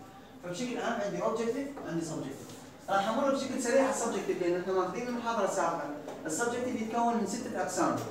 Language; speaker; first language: Arabic; native; Arabic